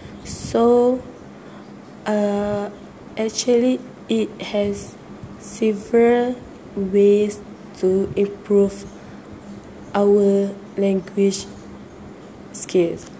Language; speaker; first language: English; non-native, learner; Malay